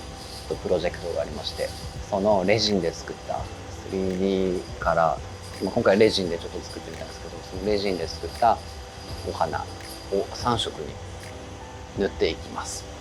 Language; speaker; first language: Japanese; native; Japanese